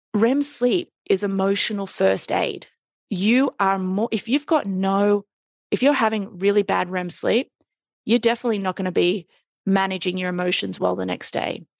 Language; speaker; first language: English; native; English